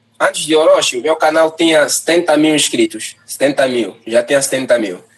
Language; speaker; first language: Portuguese; native; Portuguese